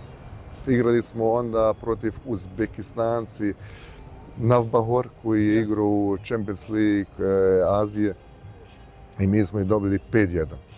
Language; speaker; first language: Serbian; early bilingual, heritage; Bosnian